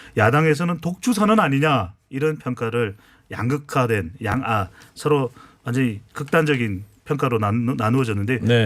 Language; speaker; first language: Korean; native; Korean